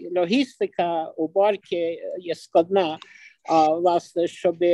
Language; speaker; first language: Ukrainian; early bilingual, other home language; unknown